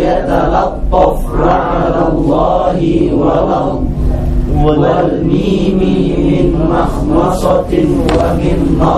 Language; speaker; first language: Arabic; non-native, learner; Indonesian